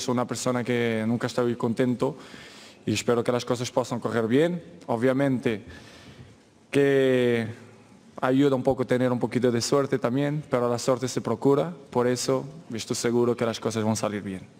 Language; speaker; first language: Spanish; non-native, fluent; Portuguese